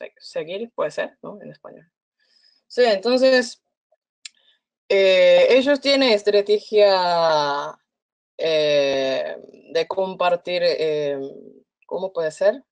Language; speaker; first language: Spanish; non-native, fluent; Korean